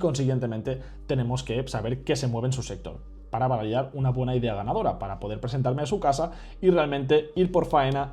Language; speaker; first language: Spanish; native; Spanish